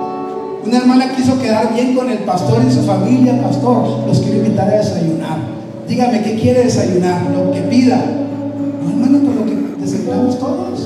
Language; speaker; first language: Spanish; native; Spanish